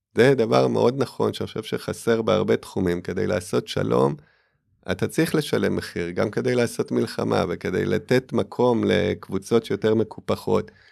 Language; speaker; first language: Hebrew; native; Hebrew